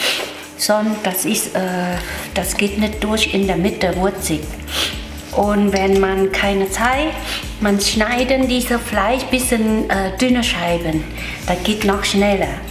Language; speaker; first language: German; non-native, learner; Vietnamese